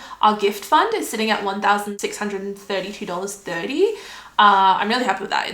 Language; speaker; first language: English; native; English